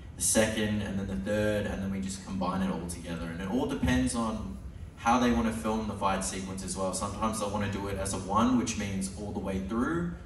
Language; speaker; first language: English; native; English